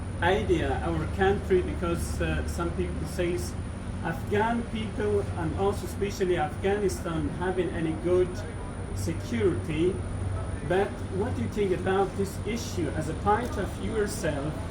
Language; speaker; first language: English; non-native, learner; Persian